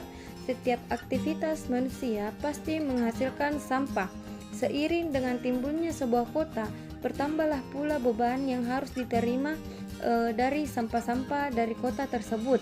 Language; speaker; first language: Indonesian; native; Indonesian